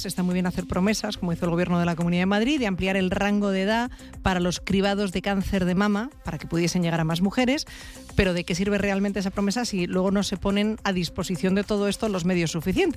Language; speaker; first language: Spanish; native; Spanish